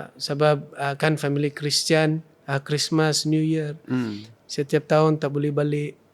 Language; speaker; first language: Malay; non-native, fluent; Thai